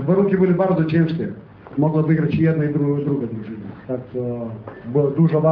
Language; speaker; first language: Polish; non-native, fluent; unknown